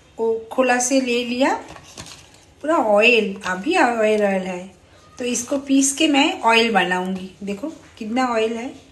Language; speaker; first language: Hindi; non-native, local second language; Bangla